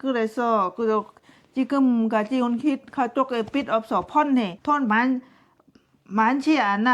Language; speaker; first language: Korean; non-native, learner; Lao